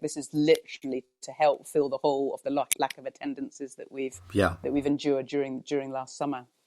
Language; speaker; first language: English; native; English